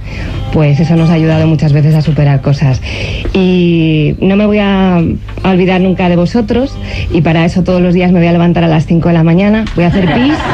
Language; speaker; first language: Spanish; native; Spanish